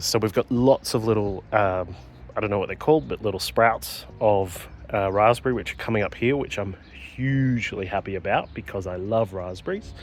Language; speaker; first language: English; native; English